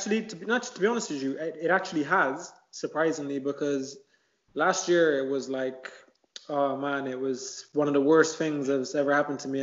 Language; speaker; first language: English; native; English